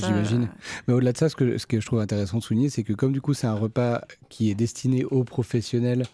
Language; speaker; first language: French; native; French